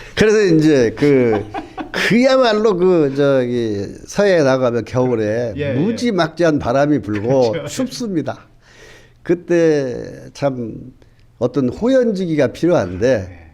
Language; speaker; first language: Korean; native; Korean